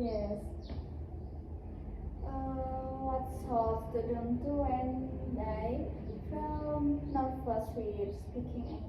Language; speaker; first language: English; non-native, learner; Indonesian